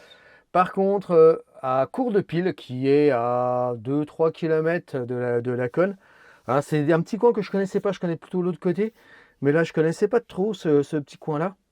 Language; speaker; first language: French; native; French